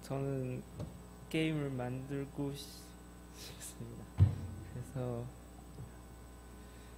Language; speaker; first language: Korean; non-native, learner; Chinese